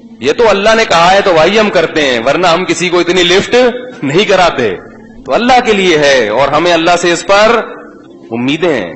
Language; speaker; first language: Urdu; native; Urdu